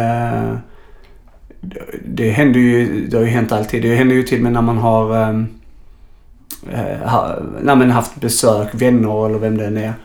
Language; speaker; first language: Swedish; native; Swedish